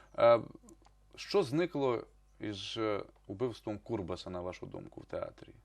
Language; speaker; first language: Ukrainian; native; Ukrainian